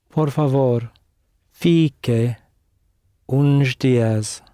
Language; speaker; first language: Portuguese; non-native, learner; English